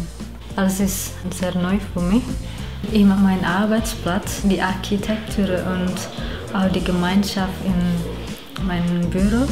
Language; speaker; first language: German; non-native, learner; Indonesian